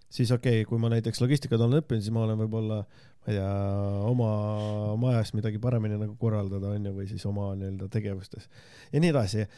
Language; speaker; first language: Estonian; non-native, local second language; Russian